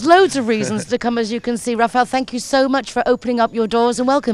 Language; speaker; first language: English; native; English